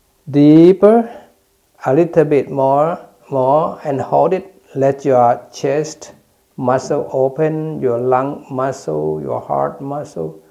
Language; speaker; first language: English; non-native, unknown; Thai